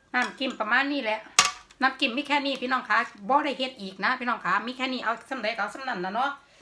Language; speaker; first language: Thai; native; Thai